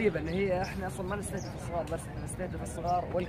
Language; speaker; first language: Arabic; native; Arabic